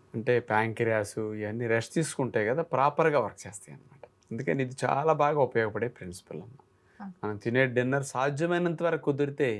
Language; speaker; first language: Telugu; native; Telugu